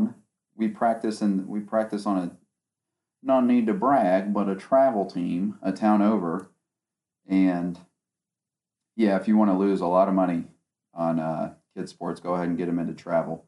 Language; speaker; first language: English; native; English